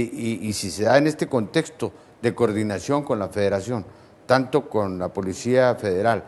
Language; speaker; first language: Spanish; native; Spanish